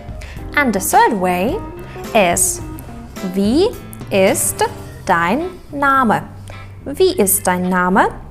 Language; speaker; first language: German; non-native, fluent; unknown